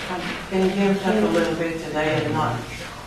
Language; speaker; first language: English; native; English